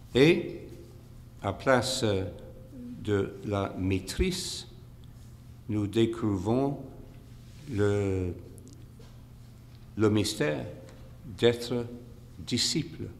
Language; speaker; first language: French; non-native, fluent; English